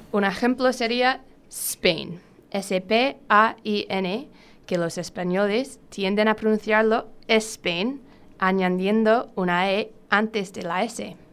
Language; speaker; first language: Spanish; non-native, fluent; English